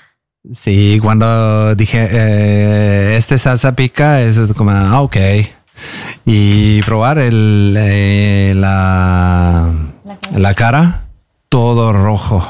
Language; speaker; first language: Spanish; non-native, learner; Norwegian